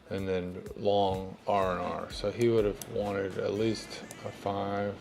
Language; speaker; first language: English; native; English